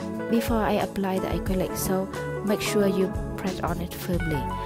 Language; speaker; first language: English; non-native, learner; Vietnamese